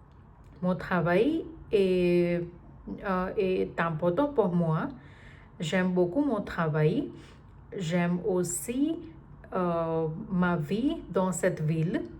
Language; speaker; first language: French; non-native, learner; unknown